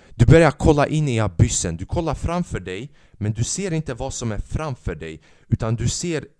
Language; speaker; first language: Swedish; early bilingual, other home language; Albanian